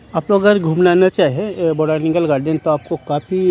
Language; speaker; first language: Hindi; non-native, local second language; Bangla